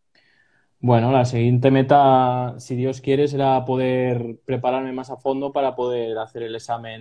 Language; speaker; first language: Spanish; native; Spanish